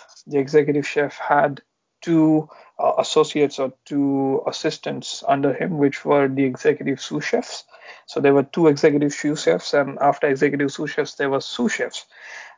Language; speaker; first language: English; non-native, local second language; Marathi